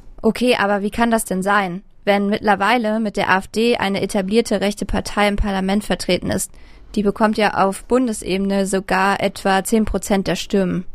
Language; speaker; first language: German; native; German